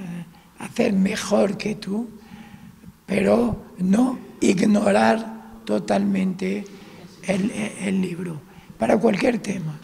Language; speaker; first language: Spanish; non-native, fluent; Arabic